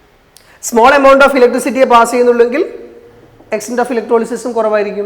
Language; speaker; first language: Malayalam; native; Malayalam